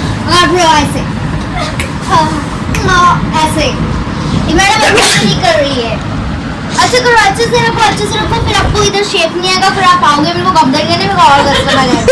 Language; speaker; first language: Hindi; non-native, local second language; Gujarati